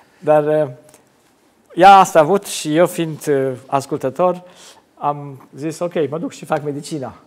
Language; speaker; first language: Romanian; non-native, local second language; German